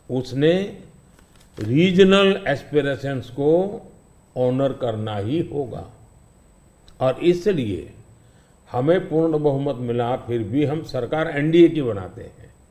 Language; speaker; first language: Hindi; non-native, local second language; Gujarati